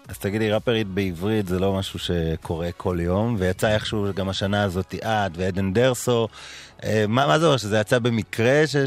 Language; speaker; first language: Hebrew; native; Hebrew